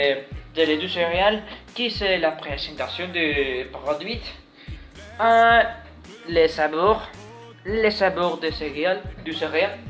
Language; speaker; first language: French; non-native, learner; Spanish